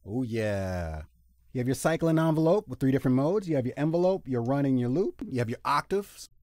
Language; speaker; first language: English; native; English